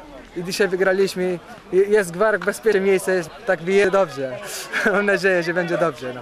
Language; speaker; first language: Polish; non-native, learner; Arabic